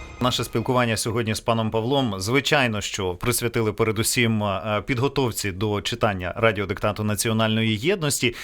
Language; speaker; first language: Ukrainian; native; Ukrainian